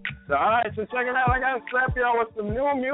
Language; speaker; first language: English; native; English